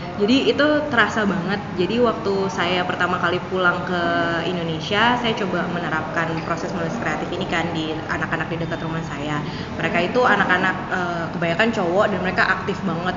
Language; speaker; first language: Indonesian; native; Indonesian